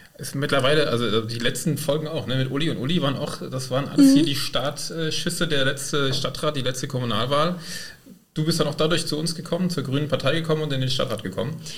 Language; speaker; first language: German; native; German